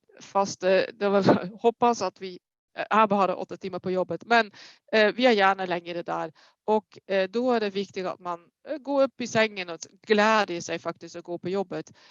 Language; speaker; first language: Swedish; non-native, fluent; Dutch